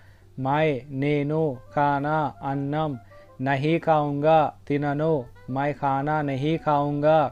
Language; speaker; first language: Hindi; non-native, local second language; Telugu